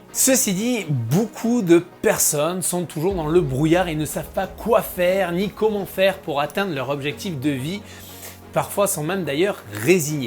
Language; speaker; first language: French; native; French